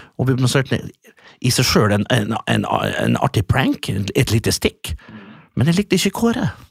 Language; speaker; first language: Norwegian; native; Norwegian